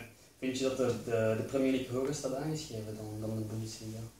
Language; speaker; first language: Dutch; native; Dutch